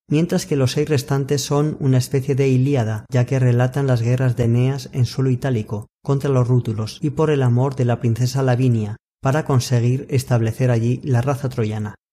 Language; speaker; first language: Spanish; native; Spanish